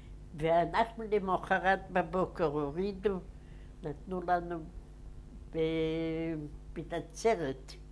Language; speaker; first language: Hebrew; non-native, fluent; Yiddish